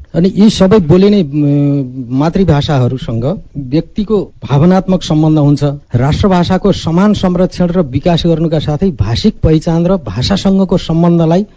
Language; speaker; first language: Nepali; non-native, local second language; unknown